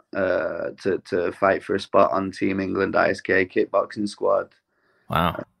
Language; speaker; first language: English; native; English